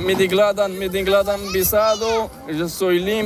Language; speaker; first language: Spanish; non-native, learner; Arabic